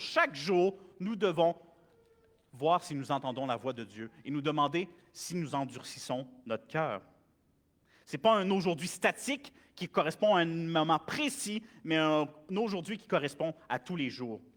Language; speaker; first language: French; native; French